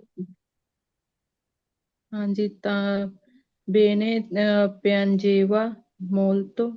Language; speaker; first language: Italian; non-native, learner; Punjabi